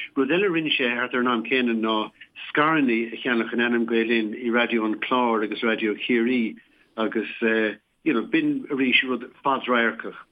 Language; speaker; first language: Irish; native; Irish